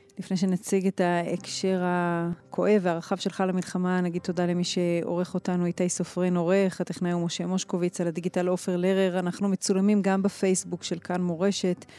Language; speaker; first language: Hebrew; native; Hebrew